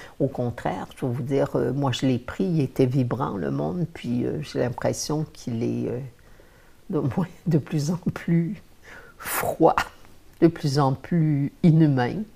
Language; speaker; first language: French; native; French